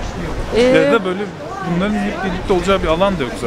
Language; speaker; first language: Turkish; native; Turkish